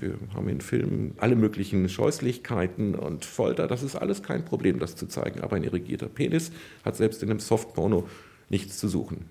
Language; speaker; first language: German; native; German